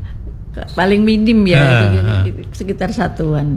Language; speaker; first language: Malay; non-native, local second language; Javanese